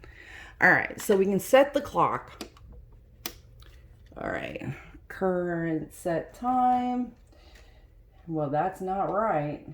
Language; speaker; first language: English; native; English